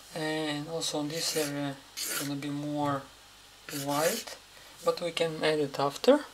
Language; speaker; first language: English; non-native, fluent; Russian